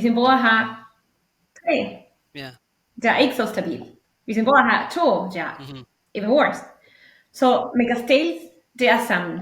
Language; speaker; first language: Danish; non-native, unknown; Spanish